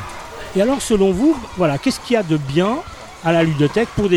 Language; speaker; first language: French; native; French